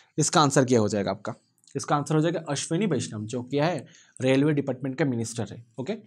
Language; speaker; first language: Hindi; non-native, local second language; Bangla